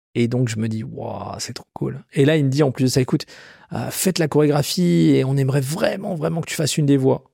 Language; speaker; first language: French; native; French